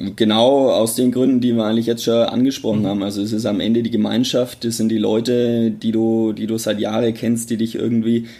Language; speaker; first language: German; native; German